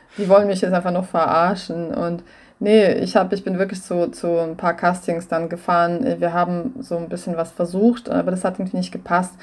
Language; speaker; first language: German; non-native, fluent; Russian